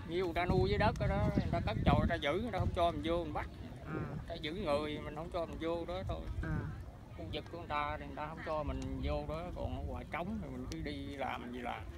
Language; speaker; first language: Vietnamese; native; Vietnamese